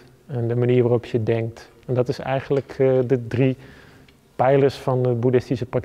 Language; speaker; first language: Dutch; native; Dutch